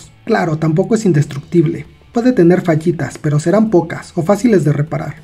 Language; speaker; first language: Spanish; native; Spanish